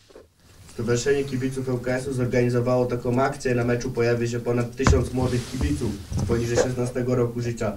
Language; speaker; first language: Polish; native; Polish